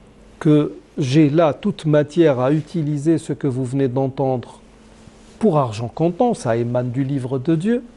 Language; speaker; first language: French; non-native, local second language; Arabic